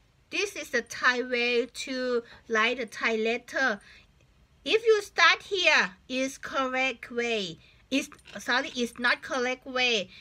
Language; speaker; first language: English; non-native, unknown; Thai